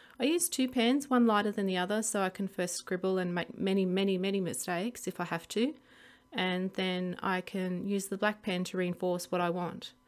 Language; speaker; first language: English; native; English